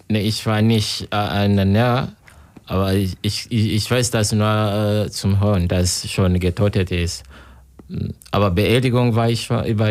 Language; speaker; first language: German; non-native, learner; Kinyarwanda